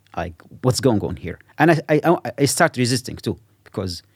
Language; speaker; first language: English; non-native, fluent; Arabic